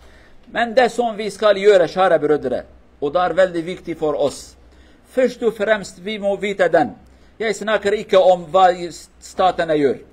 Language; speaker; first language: Norwegian; non-native, learner; Kurdish